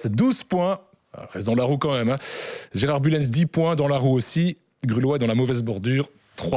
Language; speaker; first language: French; native; French